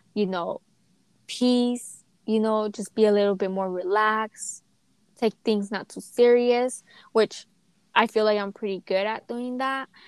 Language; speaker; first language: English; native; English